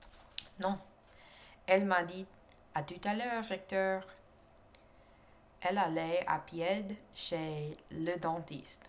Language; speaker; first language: French; non-native, learner; English